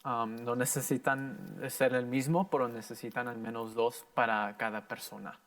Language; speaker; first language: Spanish; early bilingual, heritage; Spanish